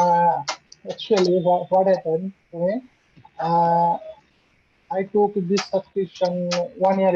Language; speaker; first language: English; non-native, learner; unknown